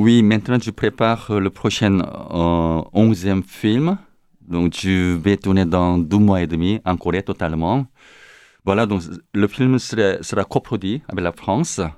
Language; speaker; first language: French; non-native, learner; Korean